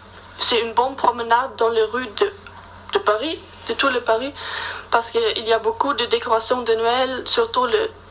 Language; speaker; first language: French; non-native, learner; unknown